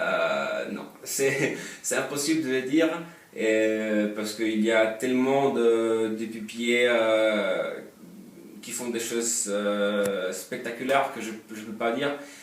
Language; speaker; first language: French; non-native, fluent; Polish